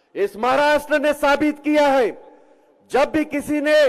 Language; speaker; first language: Hindi; non-native, local second language; Marathi